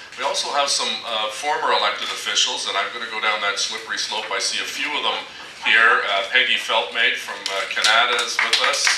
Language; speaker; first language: English; native; English